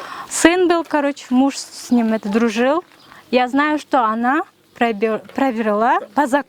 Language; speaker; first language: Russian; non-native, local second language; Kyrgyz